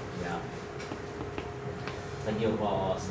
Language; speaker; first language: English; non-native, learner; Vietnamese